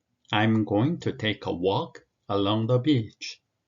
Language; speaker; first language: English; non-native, fluent; Korean